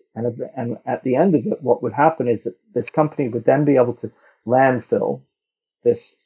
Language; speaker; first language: English; native; English